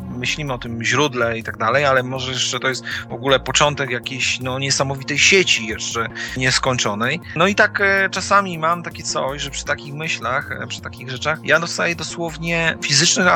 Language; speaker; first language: Polish; native; Polish